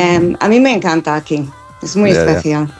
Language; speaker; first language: Spanish; non-native, fluent; English